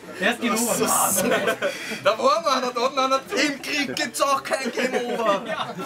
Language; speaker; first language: German; native; German